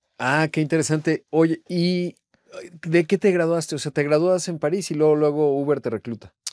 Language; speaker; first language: Spanish; native; Spanish